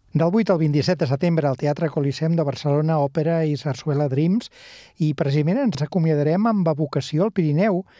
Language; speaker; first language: Catalan; native; Catalan